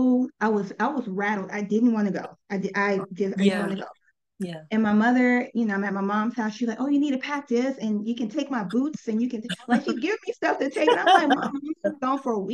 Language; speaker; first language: English; native; English